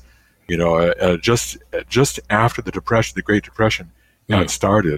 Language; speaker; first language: English; native; English